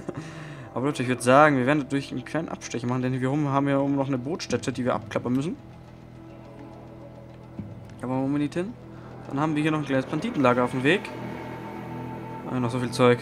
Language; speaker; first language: German; native; German